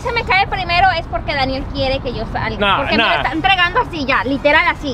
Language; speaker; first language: Spanish; native; Spanish